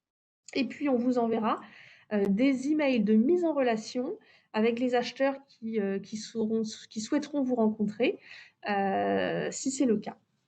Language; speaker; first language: French; native; French